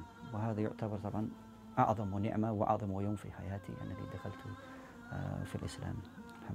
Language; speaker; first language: Arabic; non-native, fluent; English